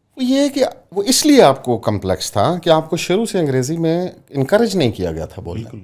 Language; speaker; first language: Urdu; non-native, local second language; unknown